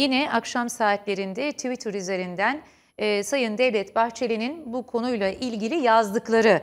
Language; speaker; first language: Turkish; native; Turkish